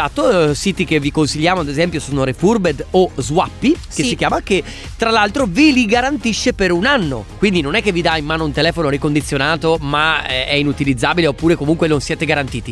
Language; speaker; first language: Italian; native; Italian